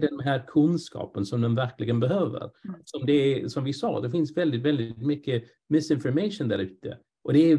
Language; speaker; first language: Swedish; non-native, fluent; English